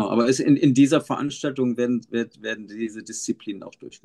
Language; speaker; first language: German; native; German